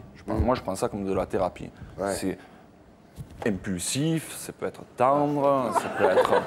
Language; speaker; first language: French; native; French